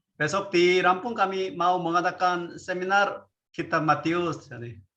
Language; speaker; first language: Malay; non-native, fluent; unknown